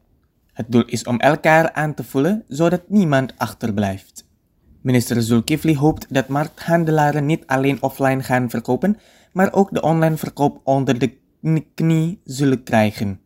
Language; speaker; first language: Dutch; non-native, fluent; Indonesian